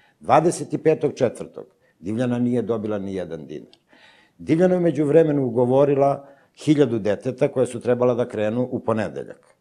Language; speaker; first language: Serbian; native; Serbian